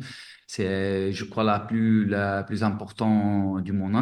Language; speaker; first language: French; non-native, fluent; Italian